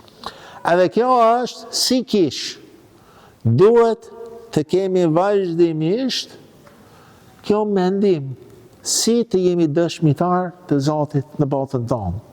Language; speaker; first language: Albanian; non-native, fluent; English